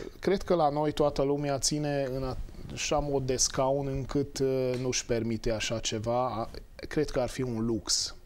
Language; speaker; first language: Romanian; non-native, local second language; Hungarian